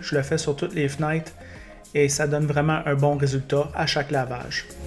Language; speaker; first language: French; native; French